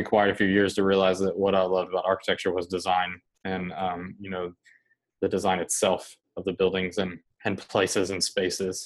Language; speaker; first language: English; native; English